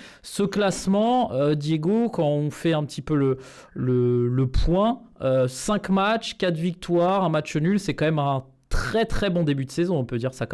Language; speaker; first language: French; native; French